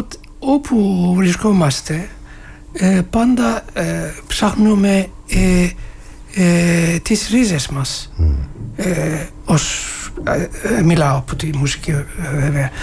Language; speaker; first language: Greek; non-native, learner; Turkish